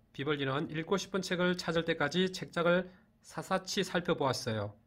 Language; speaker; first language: Korean; native; Korean